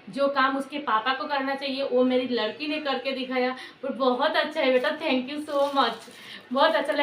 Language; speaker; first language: Hindi; non-native, local second language; Bangla